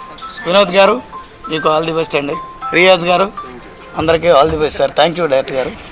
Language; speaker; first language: Telugu; native; Telugu